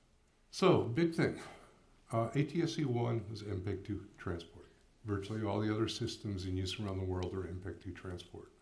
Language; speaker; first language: English; native; English